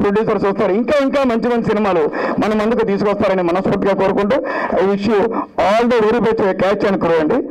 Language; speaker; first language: Telugu; native; Telugu